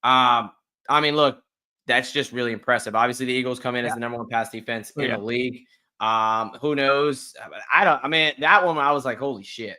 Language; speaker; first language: English; native; English